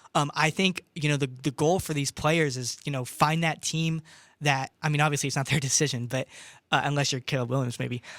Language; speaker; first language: English; native; English